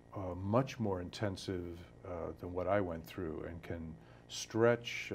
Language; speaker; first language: English; native; English